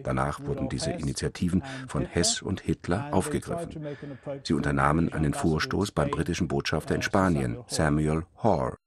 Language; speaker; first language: German; native; German